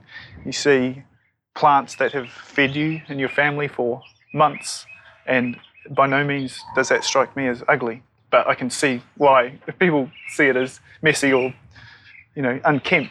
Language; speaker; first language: English; native; English